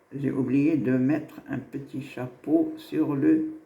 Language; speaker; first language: French; non-native, local second language; Arabic